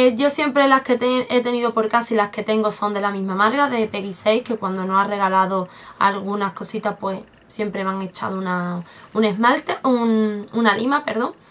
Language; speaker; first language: Spanish; native; Spanish